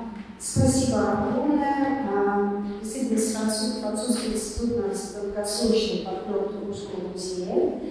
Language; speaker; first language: Russian; native; Russian